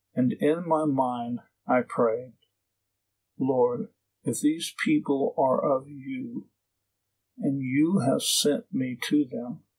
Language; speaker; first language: English; native; English